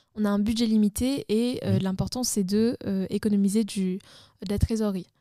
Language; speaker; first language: French; native; French